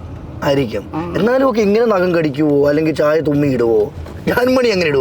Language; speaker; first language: Malayalam; native; Malayalam